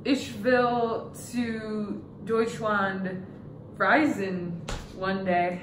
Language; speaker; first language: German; non-native, learner; English